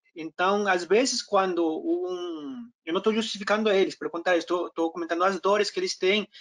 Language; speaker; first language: Portuguese; non-native, fluent; Spanish